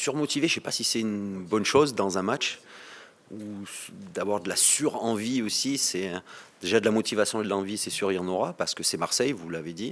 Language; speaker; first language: French; native; French